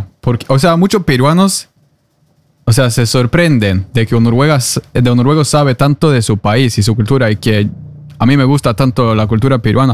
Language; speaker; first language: Spanish; non-native, fluent; Norwegian